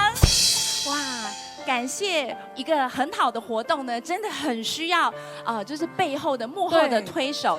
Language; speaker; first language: Chinese; native; Chinese